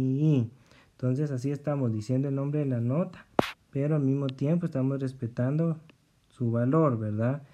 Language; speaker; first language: Spanish; native; Spanish